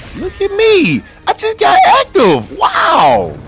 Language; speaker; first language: English; native; English